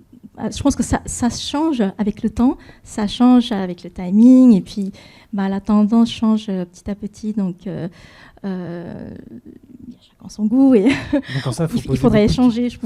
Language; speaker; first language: French; non-native, fluent; Japanese